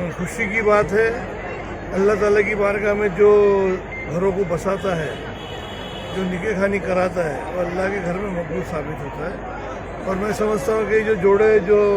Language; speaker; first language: Urdu; native; Urdu